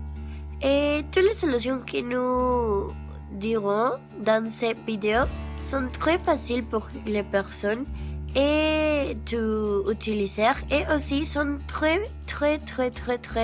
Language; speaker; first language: French; non-native, learner; Spanish